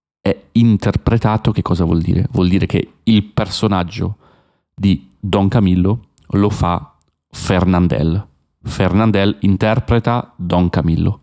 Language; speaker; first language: Italian; native; Italian